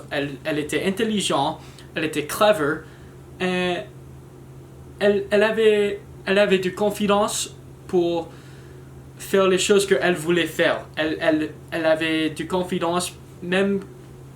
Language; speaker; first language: French; non-native, learner; English